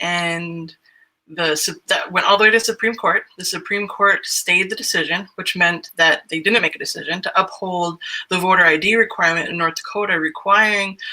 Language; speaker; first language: English; native; English